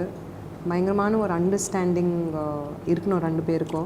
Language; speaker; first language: Tamil; non-native, local second language; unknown